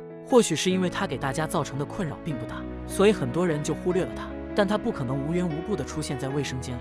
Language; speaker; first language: Chinese; native; Chinese